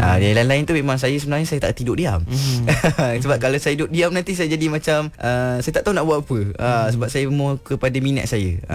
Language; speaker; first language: Malay; native; Malay